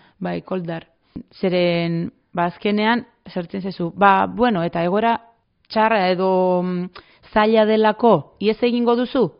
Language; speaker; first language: Basque; non-native, fluent; Greek